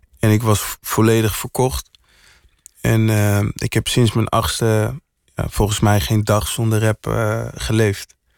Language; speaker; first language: Dutch; early bilingual, other home language; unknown